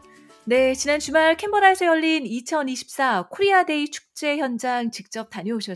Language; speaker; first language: Korean; native; Korean